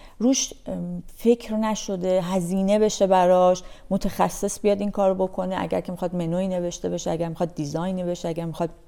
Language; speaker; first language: Persian; native; Persian